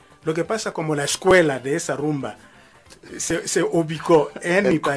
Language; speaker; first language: Spanish; non-native, fluent; Lingala